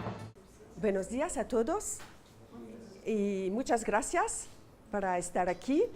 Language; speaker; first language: Spanish; non-native, fluent; French